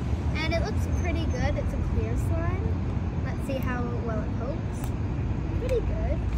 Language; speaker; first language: English; native; English